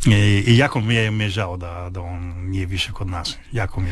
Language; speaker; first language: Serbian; early bilingual, heritage; Italian